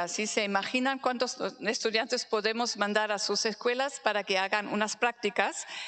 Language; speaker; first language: Spanish; non-native, fluent; German